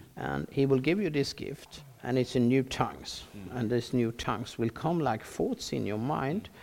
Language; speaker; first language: English; non-native, learner; Norwegian